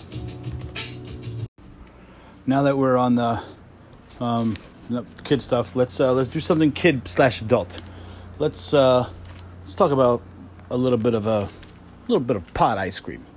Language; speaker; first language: English; native; English